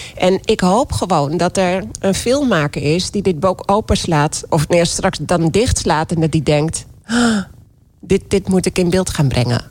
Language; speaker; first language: Dutch; native; Dutch